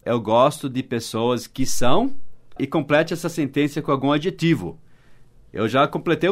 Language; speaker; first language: Portuguese; non-native, fluent; English